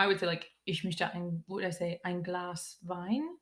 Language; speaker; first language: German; non-native, learner; English